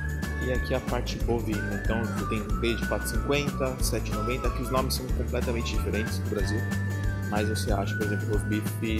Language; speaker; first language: Portuguese; native; Portuguese